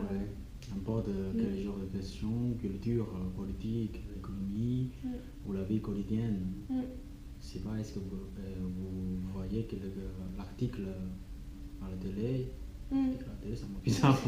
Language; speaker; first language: French; non-native, learner; Chinese